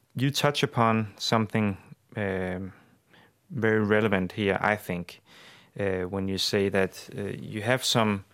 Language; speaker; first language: English; non-native, fluent; Danish